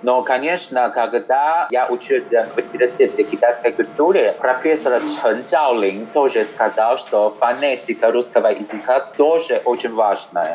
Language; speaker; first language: Russian; non-native, fluent; Chinese